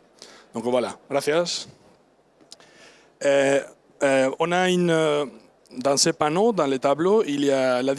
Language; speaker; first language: French; non-native, learner; Spanish